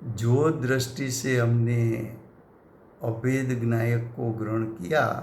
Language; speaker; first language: Hindi; non-native, local second language; Gujarati